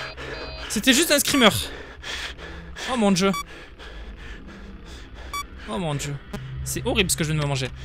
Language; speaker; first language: French; native; French